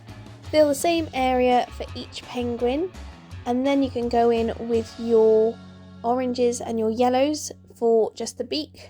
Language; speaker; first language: English; native; English